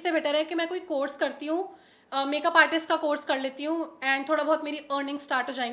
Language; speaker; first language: Hindi; native; Hindi